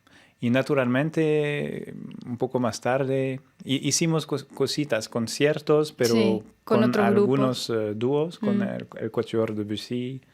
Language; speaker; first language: Spanish; non-native, fluent; French